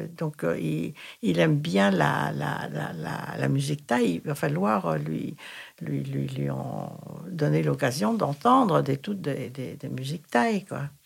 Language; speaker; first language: French; non-native, fluent; Thai